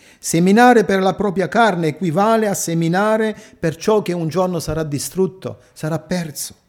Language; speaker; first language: Italian; early bilingual, heritage; Italian